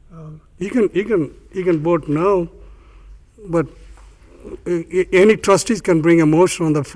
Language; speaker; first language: English; non-native, fluent; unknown